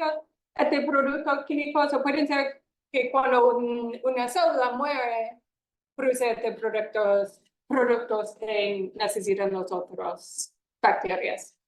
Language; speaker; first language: Spanish; non-native, fluent; English